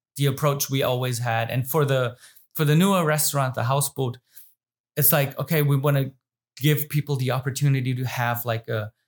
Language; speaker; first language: English; non-native, fluent; German